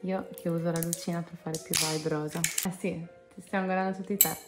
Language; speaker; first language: Italian; native; Italian